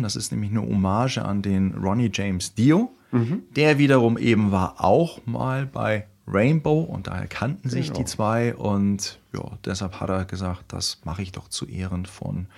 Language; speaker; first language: German; native; German